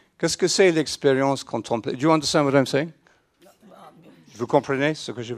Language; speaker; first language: French; non-native, fluent; English